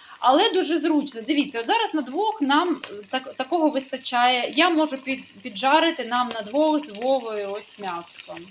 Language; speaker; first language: Ukrainian; non-native, local second language; Russian